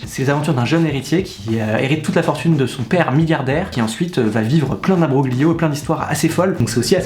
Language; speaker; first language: French; native; French